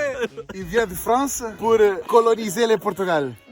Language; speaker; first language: French; non-native, learner; Portuguese